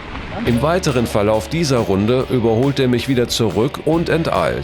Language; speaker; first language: German; native; German